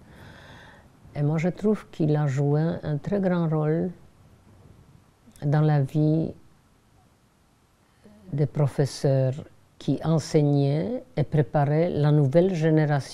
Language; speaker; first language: French; non-native, fluent; Polish